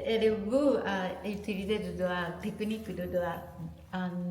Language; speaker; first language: French; non-native, learner; Japanese